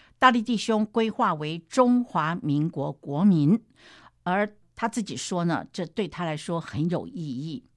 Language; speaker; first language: Chinese; native; Chinese